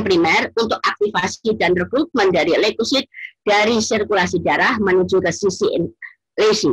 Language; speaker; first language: Indonesian; native; Indonesian